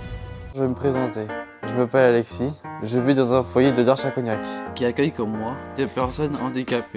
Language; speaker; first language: French; native; French